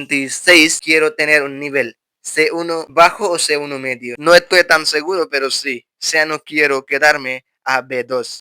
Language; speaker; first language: Spanish; non-native, fluent; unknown